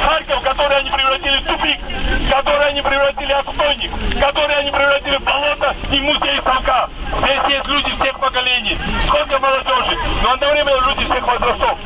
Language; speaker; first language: Russian; non-native, local second language; Georgian